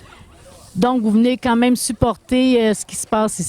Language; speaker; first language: French; native; French